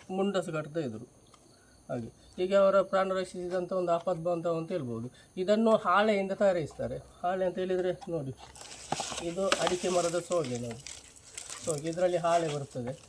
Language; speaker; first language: Kannada; non-native, local second language; Marathi